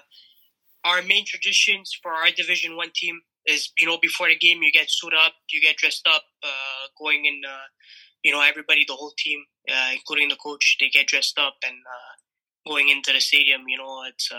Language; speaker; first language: English; native; English